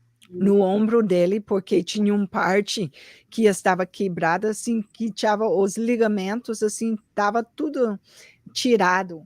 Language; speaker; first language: Portuguese; early bilingual, heritage; English